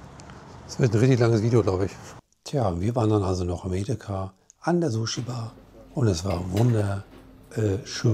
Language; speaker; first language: German; native; German